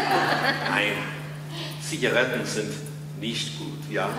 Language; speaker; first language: German; non-native, fluent; English